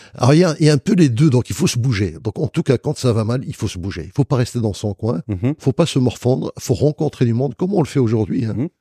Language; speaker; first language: French; non-native, local second language; Arabic